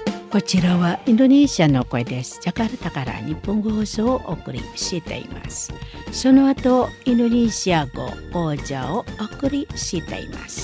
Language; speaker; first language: Japanese; non-native, fluent; Indonesian